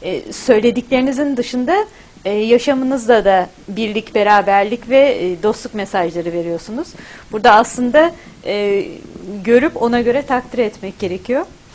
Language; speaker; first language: Turkish; native; Turkish